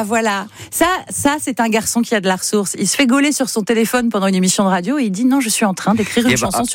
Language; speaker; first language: French; native; French